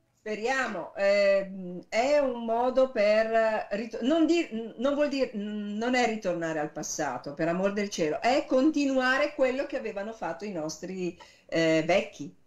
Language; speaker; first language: Italian; native; Italian